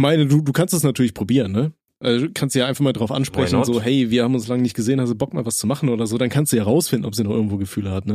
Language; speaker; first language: German; native; German